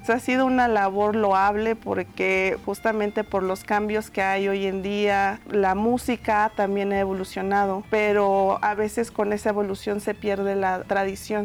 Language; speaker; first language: Spanish; native; Spanish